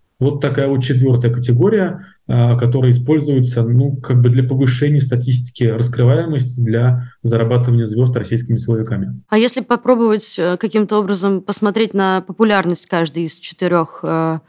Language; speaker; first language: Russian; native; Russian